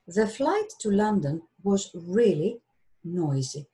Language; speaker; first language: English; non-native, fluent; Greek